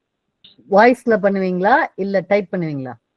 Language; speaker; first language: Tamil; native; Tamil